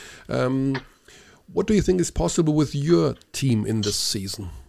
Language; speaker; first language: English; non-native, fluent; German